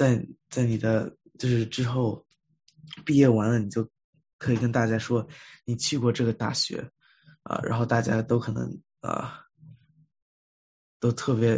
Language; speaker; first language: Chinese; early bilingual, heritage; Chinese